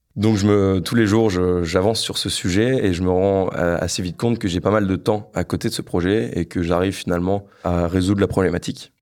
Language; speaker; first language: French; native; French